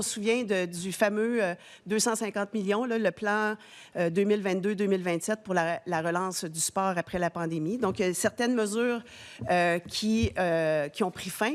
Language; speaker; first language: French; native; French